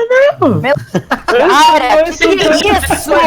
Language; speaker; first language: Portuguese; non-native, learner; Spanish